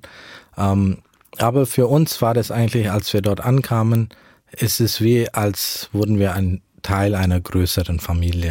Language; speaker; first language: German; early bilingual, heritage; German